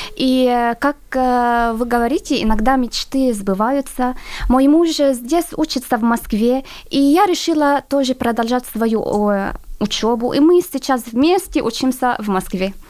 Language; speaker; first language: Russian; non-native, fluent; Arabic